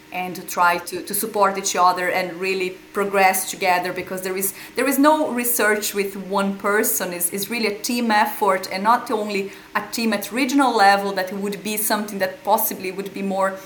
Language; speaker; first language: English; non-native, fluent; Portuguese